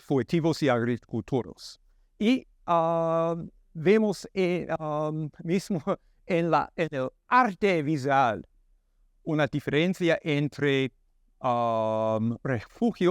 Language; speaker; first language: Spanish; non-native, learner; English